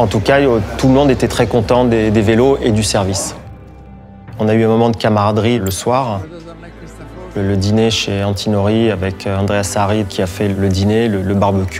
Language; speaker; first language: French; native; French